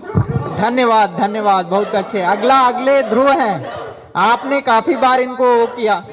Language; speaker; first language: Hindi; native; Hindi